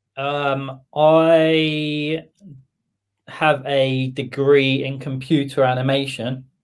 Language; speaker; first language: English; native; English